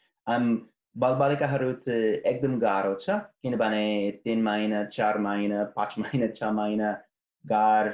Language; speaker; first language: Nepali; non-native, fluent; English